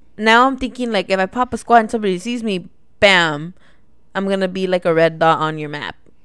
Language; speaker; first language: English; early bilingual, other home language; Spanish